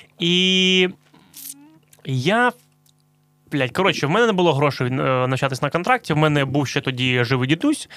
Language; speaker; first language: Ukrainian; non-native, local second language; Russian